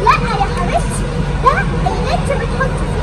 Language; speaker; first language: Arabic; native; Arabic